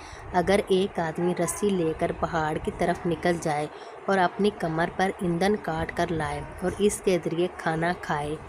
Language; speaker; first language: Urdu; native; Urdu